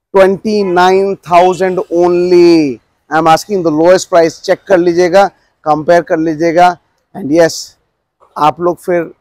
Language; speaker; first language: Hindi; native; Hindi